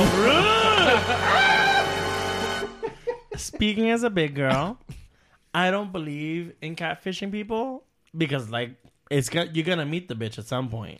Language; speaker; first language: English; native; English